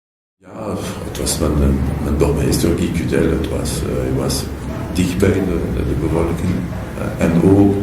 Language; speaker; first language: Dutch; non-native, local second language; French